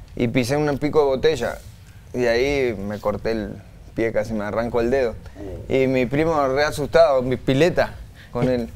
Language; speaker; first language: Spanish; native; Spanish